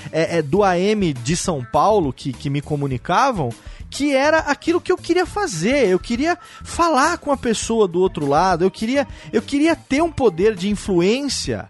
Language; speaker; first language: Portuguese; native; Portuguese